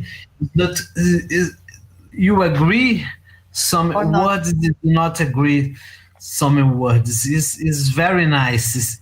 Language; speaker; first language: English; non-native, learner; Portuguese